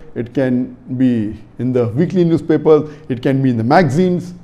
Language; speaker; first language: English; non-native, local second language; Urdu